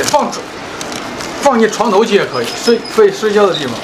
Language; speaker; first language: Chinese; native; Chinese